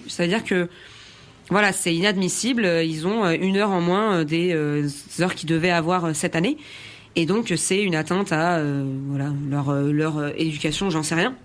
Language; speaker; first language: French; native; French